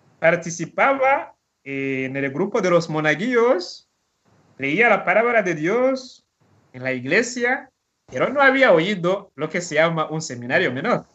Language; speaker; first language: Spanish; non-native, fluent; Rundi